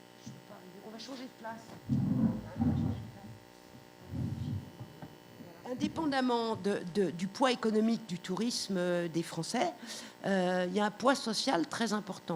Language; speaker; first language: French; native; French